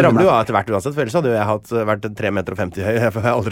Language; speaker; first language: Norwegian; native; Norwegian